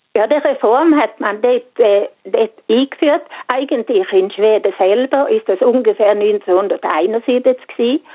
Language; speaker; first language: German; non-native, fluent; Swedish